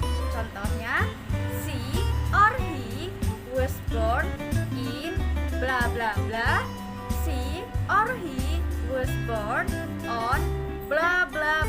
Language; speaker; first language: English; non-native, learner; Indonesian